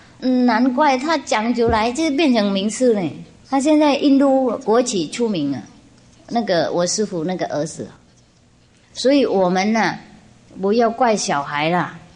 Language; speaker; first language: Chinese; non-native, fluent; Vietnamese